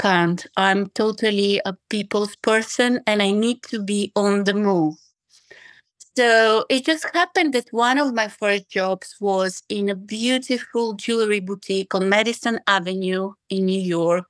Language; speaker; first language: English; non-native, fluent; Bulgarian